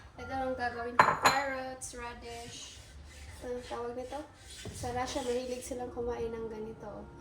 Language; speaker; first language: Filipino; native; Filipino